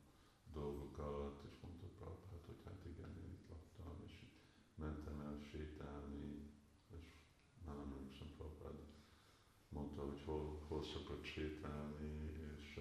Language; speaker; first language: Hungarian; early bilingual, heritage; Hungarian